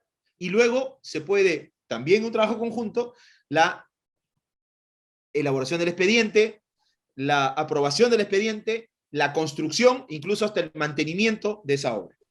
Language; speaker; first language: Spanish; native; Spanish